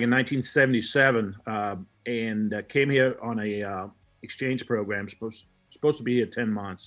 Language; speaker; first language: English; non-native, fluent; Danish